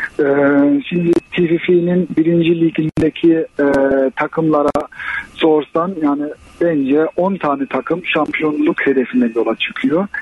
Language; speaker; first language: Turkish; early bilingual, heritage; Turkish